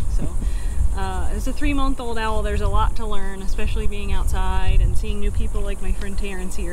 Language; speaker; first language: English; native; English